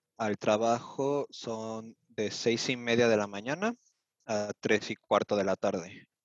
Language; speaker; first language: Spanish; native; Spanish